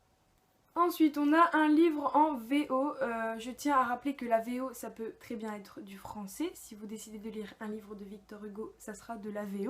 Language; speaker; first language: French; native; French